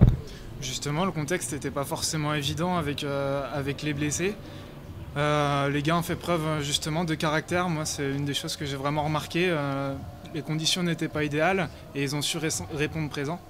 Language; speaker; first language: French; native; French